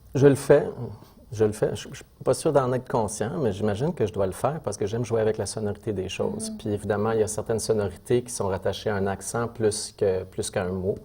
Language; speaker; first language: French; native; French